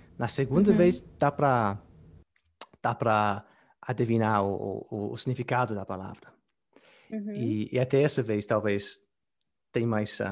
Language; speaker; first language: Portuguese; non-native, fluent; English